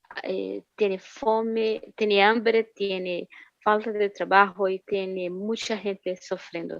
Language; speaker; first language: Spanish; non-native, fluent; Portuguese